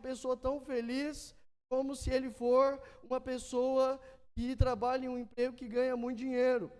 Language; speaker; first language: Portuguese; native; Portuguese